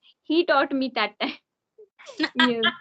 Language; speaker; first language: English; non-native, learner; Hindi